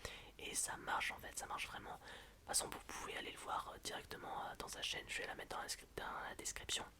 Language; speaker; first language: French; native; French